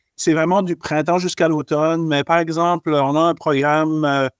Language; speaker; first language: French; native; French